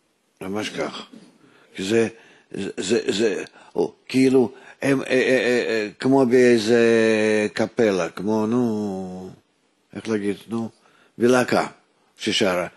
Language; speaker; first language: Hebrew; non-native, fluent; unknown